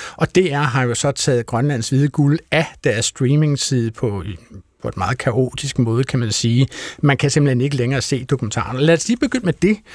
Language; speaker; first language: Danish; native; Danish